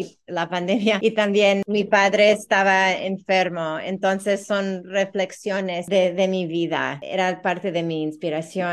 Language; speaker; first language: Spanish; early bilingual, heritage; Spanish